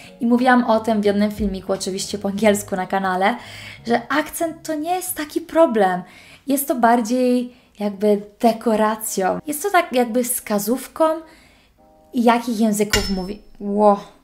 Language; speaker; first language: Polish; early bilingual, heritage; Polish